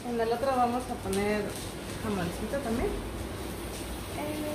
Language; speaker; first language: Spanish; native; Spanish